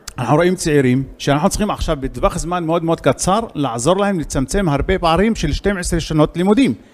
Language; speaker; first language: Hebrew; non-native, local second language; Arabic